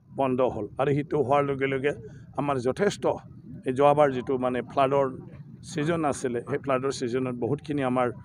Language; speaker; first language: Assamese; native; Assamese